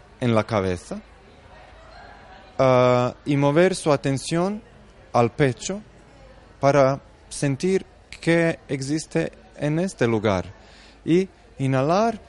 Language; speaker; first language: Spanish; non-native, fluent; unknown